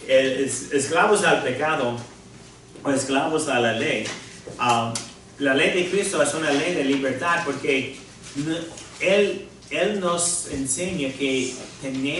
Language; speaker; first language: Spanish; non-native, fluent; English